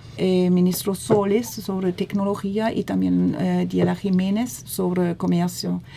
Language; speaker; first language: Spanish; non-native, fluent; German